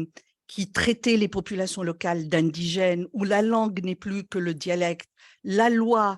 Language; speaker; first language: French; non-native, local second language; Arabic